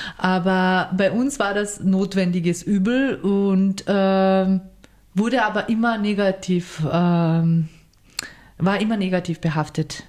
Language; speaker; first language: German; early bilingual, other home language; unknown